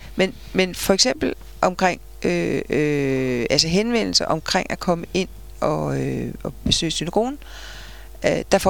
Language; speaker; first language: Danish; native; Danish